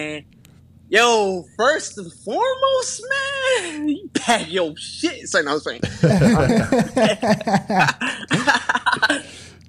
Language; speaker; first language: English; native; English